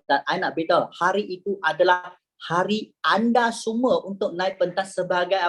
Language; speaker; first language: Malay; native; Malay